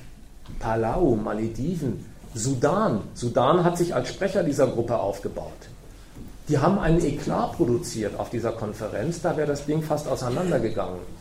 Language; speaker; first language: German; native; German